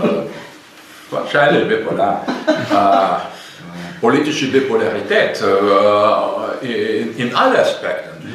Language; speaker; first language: German; non-native, learner; Russian